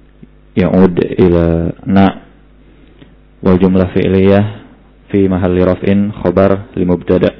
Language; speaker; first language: Arabic; non-native, learner; Indonesian